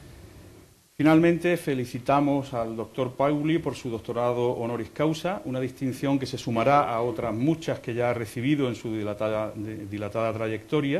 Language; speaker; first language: Spanish; native; Spanish